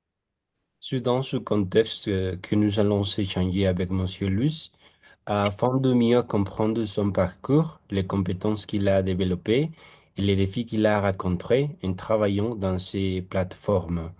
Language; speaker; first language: French; non-native, fluent; Spanish